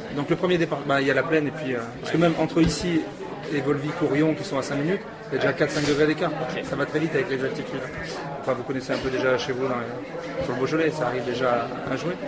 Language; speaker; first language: French; native; French